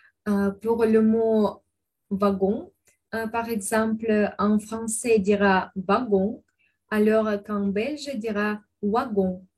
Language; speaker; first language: French; non-native, fluent; Russian